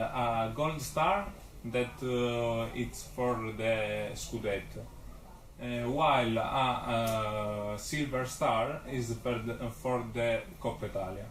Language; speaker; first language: English; non-native, learner; Italian